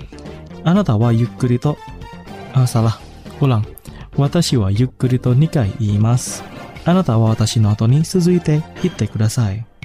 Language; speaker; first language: Japanese; non-native, fluent; Indonesian